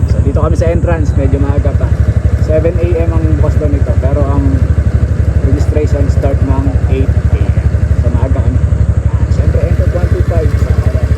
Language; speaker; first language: Filipino; native; Filipino